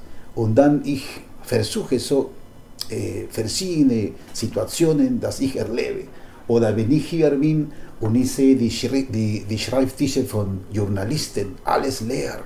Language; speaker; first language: German; non-native, learner; Spanish